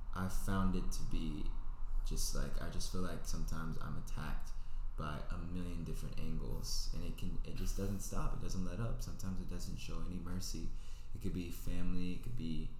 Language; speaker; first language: English; native; English